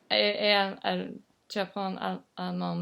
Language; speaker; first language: French; non-native, learner; English